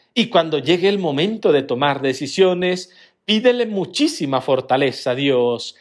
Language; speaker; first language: Spanish; native; Spanish